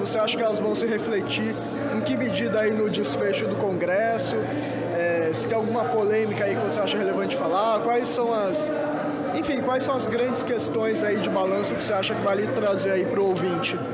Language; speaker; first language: Portuguese; native; Portuguese